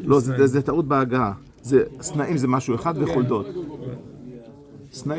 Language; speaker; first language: Hebrew; non-native, fluent; French